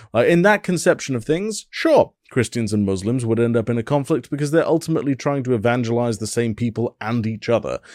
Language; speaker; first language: English; native; English